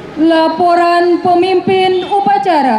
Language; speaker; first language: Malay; non-native, local second language; Balinese